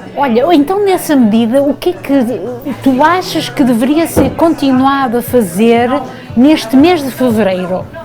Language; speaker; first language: Portuguese; native; Portuguese